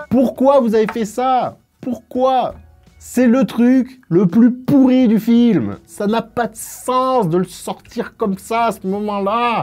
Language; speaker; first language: French; native; French